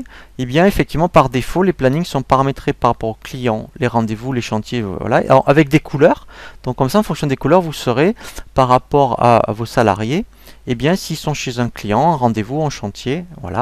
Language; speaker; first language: French; native; French